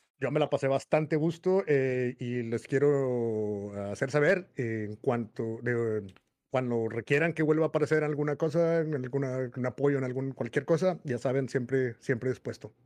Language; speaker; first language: Spanish; native; Spanish